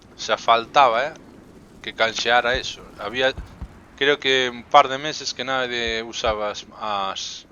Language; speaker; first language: Spanish; native; Spanish